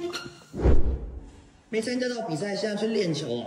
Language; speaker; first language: Chinese; non-native, local second language; Cantonese